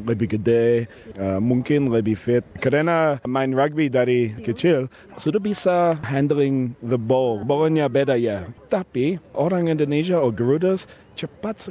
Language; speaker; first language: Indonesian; non-native, fluent; English